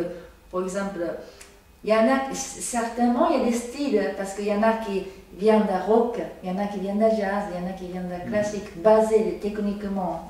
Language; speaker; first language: French; non-native, learner; Japanese